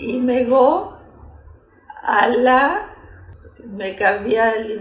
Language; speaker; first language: Greek; early bilingual, heritage; Greek